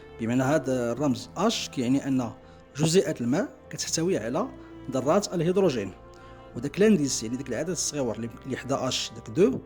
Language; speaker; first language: Arabic; native; Arabic